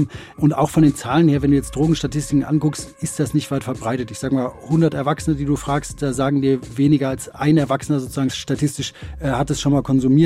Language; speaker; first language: German; native; German